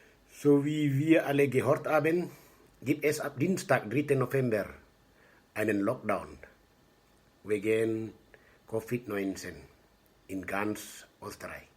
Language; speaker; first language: German; non-native, fluent; Indonesian